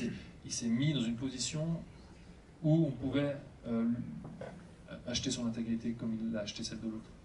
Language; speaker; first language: French; native; French